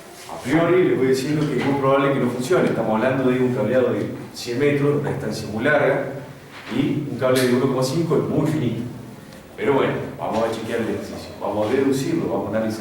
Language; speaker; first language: Spanish; native; Spanish